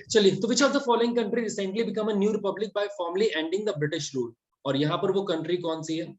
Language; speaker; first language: Hindi; native; Hindi